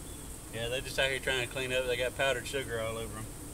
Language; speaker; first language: English; native; English